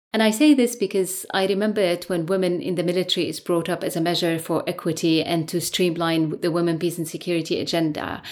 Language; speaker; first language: English; non-native, fluent; Arabic